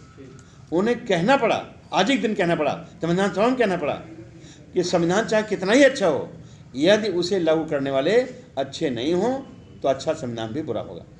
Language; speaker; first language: Hindi; native; Hindi